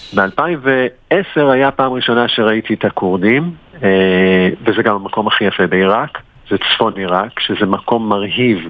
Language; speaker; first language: Hebrew; native; Hebrew